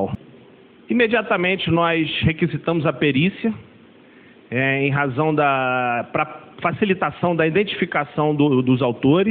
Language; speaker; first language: Portuguese; native; Portuguese